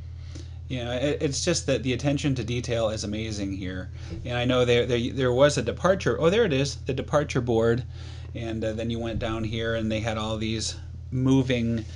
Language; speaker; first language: English; native; English